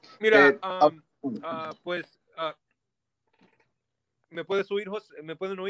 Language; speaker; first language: Spanish; early bilingual, heritage; Spanish